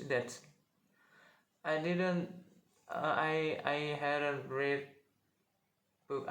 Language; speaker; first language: English; non-native, learner; Indonesian